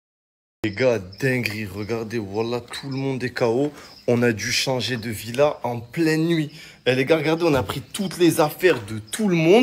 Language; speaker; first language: French; native; French